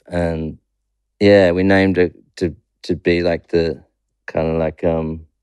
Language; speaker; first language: English; native; English